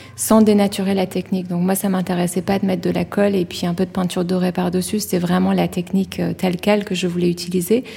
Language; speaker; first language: French; early bilingual, other home language; Persian